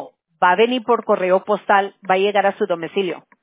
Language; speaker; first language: Spanish; early bilingual, heritage; English